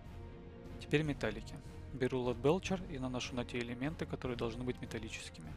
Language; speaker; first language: Russian; native; Russian